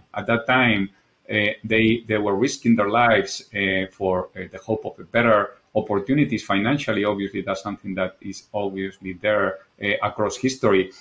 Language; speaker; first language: English; non-native, fluent; Spanish